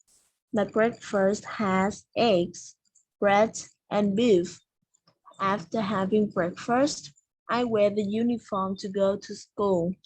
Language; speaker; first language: English; non-native, learner; Vietnamese